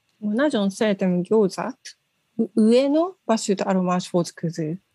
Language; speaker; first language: Hungarian; non-native, learner; Japanese